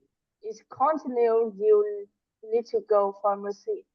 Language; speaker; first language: English; non-native, learner; Vietnamese